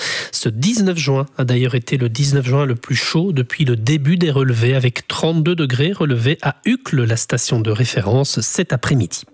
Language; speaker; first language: French; native; French